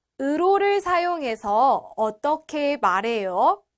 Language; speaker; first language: Korean; native; Korean